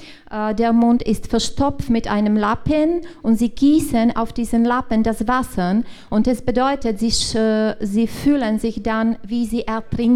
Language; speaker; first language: German; non-native, learner; Czech